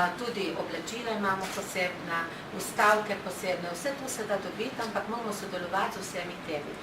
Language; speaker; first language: Slovenian; native; Slovenian